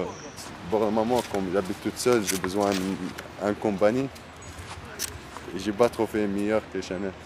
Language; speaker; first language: French; non-native, learner; Arabic